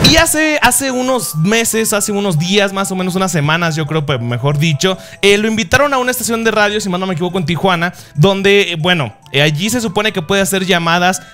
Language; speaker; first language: Spanish; early bilingual, other home language; Japanese